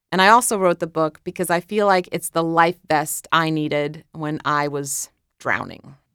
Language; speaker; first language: English; non-native, fluent; Croatian